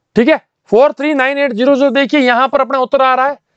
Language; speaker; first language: Hindi; native; Hindi